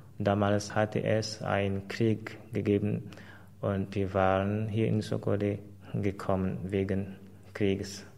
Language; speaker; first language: German; non-native, fluent; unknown